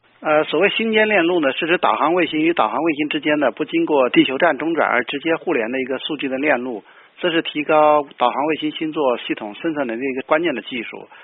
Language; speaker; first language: Chinese; native; Chinese